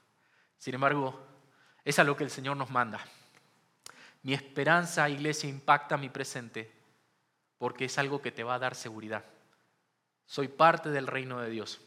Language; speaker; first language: Spanish; native; Spanish